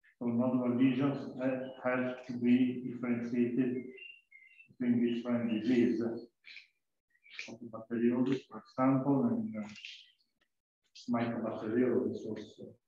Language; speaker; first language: English; non-native, learner; Italian